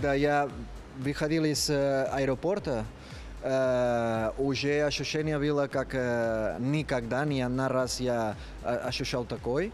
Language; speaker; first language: Russian; non-native, learner; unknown